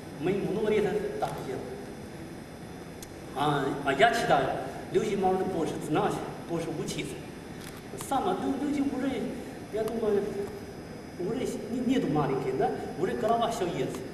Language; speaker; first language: Russian; non-native, learner; Chinese